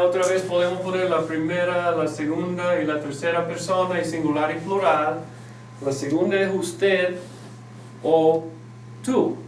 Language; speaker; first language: Spanish; non-native, fluent; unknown